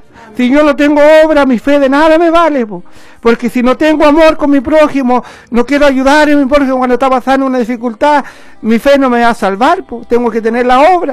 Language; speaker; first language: Spanish; native; Spanish